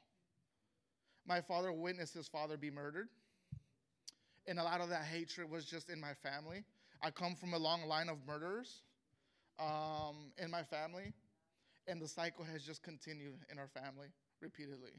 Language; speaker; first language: English; native; English